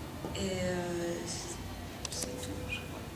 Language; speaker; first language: French; non-native, fluent; Spanish